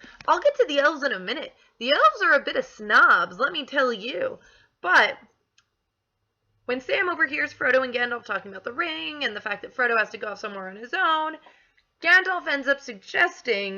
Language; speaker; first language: English; native; English